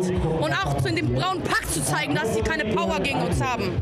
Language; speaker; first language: German; native; German